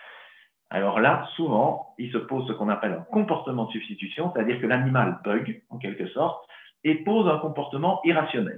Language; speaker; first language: French; native; French